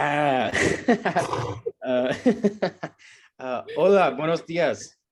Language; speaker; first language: Spanish; non-native, learner; English